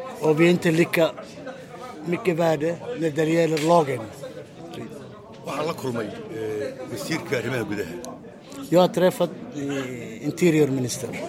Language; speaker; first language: Swedish; non-native, fluent; Somali